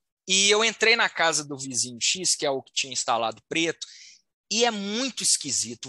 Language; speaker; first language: Portuguese; native; Portuguese